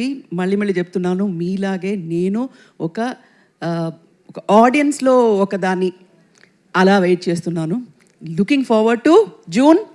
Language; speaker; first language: Telugu; non-native, fluent; Tamil